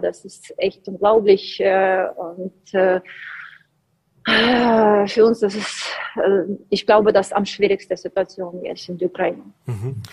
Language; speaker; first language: German; non-native, learner; Ukrainian